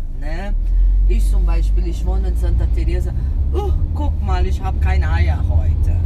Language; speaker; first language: German; non-native, fluent; Portuguese